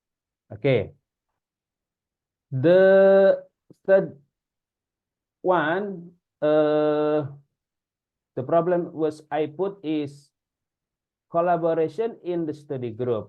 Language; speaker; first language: English; non-native, learner; Indonesian